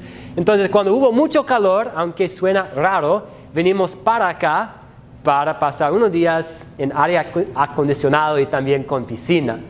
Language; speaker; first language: Spanish; non-native, fluent; English